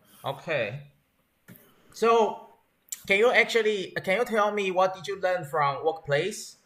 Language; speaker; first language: English; non-native, learner; Chinese